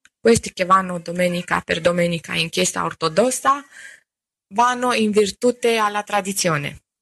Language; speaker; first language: Italian; non-native, fluent; Romanian